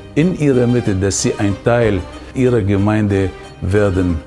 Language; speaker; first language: German; non-native, fluent; Arabic